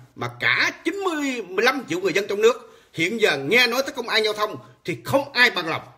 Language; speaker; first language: Vietnamese; native; Vietnamese